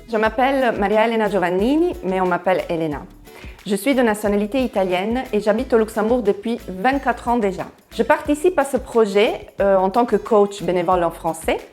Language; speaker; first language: French; non-native, fluent; Italian